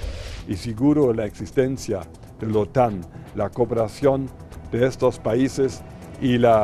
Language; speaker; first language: Spanish; non-native, fluent; German